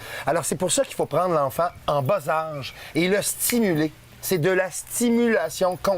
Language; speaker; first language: French; native; French